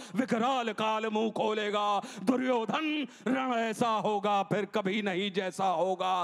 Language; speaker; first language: Hindi; native; Hindi